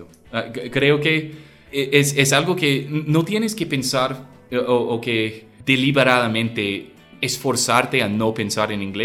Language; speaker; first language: Spanish; non-native, fluent; English